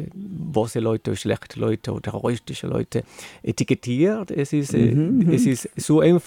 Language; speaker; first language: German; non-native, learner; Spanish